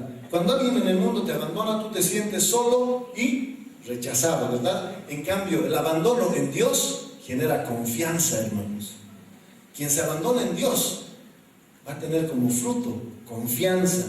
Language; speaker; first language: Spanish; native; Spanish